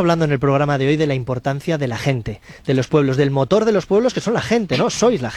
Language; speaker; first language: Spanish; native; Spanish